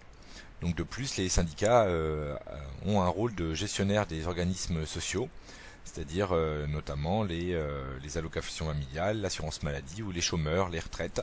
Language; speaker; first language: French; native; French